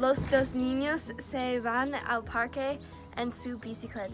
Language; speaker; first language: Spanish; non-native, learner; English